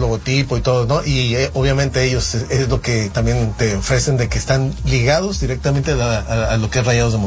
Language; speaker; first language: Spanish; native; Spanish